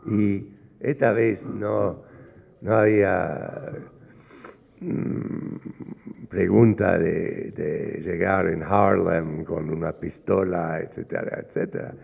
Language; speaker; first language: Spanish; non-native, fluent; English